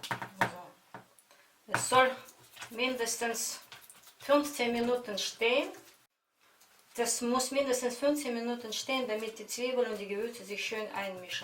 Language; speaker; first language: German; non-native, fluent; Russian